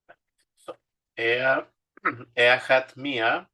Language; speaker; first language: German; non-native, fluent; Spanish